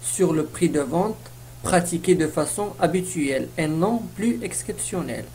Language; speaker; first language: French; non-native, local second language; Arabic